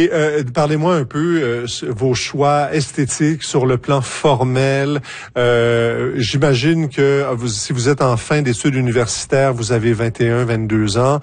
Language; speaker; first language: French; native; French